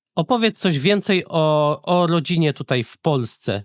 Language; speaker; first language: Polish; native; Polish